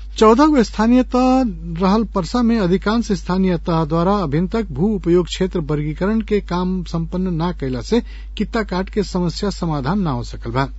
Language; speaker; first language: Bhojpuri; non-native, local second language; Nepali